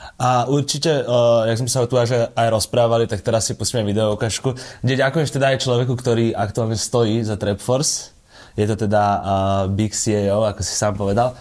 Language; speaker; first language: Slovak; native; Slovak